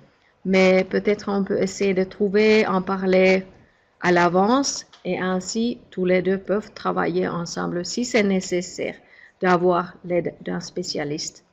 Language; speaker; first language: French; non-native, fluent; Finnish